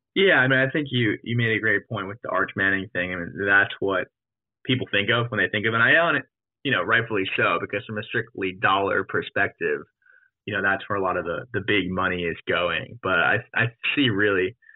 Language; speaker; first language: English; native; English